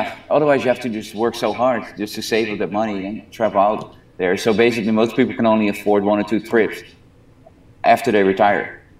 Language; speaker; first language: English; non-native, fluent; Dutch